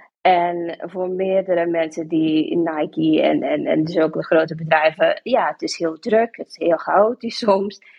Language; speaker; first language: Dutch; non-native, local second language; English